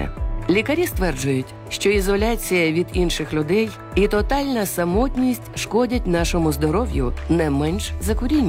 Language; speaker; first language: Ukrainian; native; Ukrainian